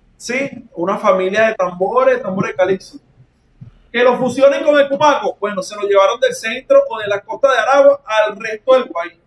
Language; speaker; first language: Spanish; native; Spanish